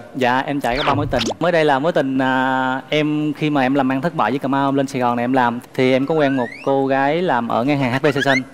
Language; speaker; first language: Vietnamese; native; Vietnamese